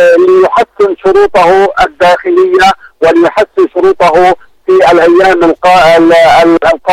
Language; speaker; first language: Arabic; native; Arabic